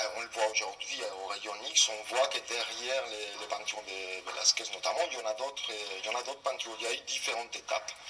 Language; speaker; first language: French; non-native, fluent; Spanish